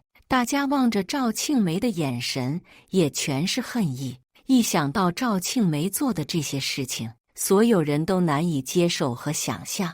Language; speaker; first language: Chinese; native; Chinese